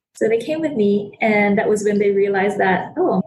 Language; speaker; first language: English; non-native, local second language; Chinese